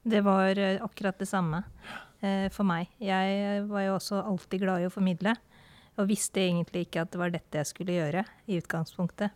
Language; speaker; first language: Norwegian; early bilingual, other home language; Urdu